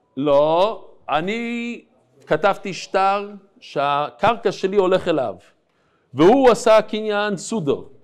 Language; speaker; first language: Hebrew; non-native, fluent; English